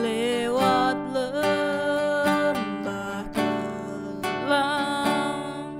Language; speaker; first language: Indonesian; native; Indonesian